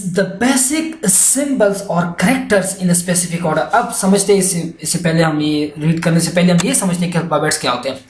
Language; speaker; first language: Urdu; non-native, local second language; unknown